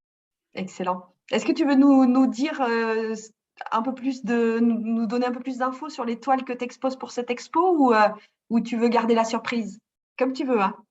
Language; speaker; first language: French; native; French